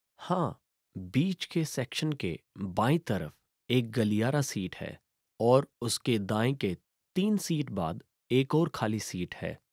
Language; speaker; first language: Hindi; native; Hindi